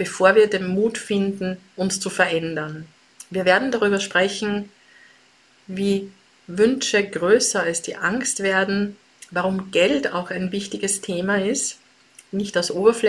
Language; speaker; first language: German; native; German